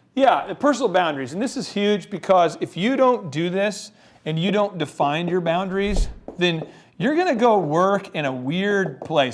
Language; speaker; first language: English; native; English